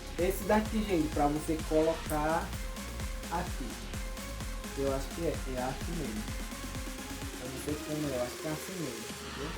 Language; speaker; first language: Portuguese; non-native, local second language; Ticuna